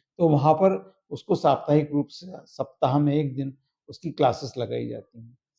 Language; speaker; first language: Hindi; native; Hindi